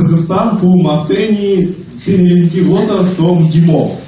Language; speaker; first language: Greek; non-native, fluent; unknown